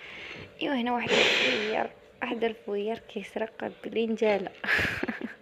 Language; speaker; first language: Arabic; native; Arabic